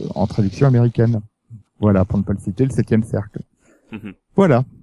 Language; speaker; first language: French; native; French